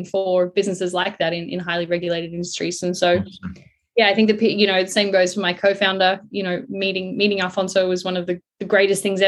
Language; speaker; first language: English; native; English